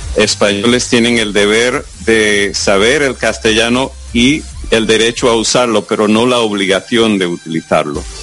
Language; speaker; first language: Spanish; non-native, fluent; English